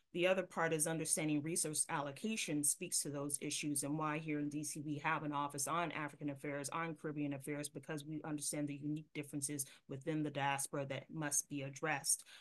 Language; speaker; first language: English; native; English